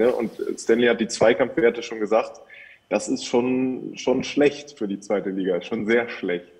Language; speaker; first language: German; native; German